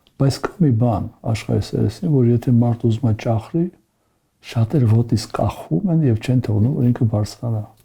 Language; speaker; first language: Armenian; early bilingual, heritage; Armenian